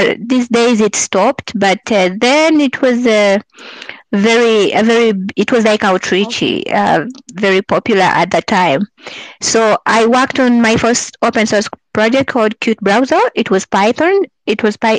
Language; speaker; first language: English; non-native, local second language; Ganda